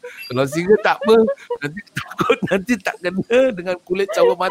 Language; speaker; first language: Malay; native; Malay